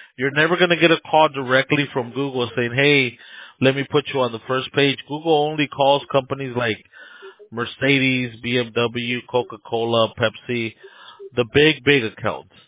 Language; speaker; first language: English; early bilingual, other home language; Spanish